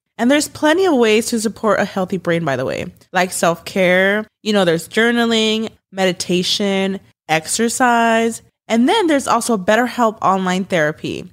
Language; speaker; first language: English; early bilingual, other home language; Spanish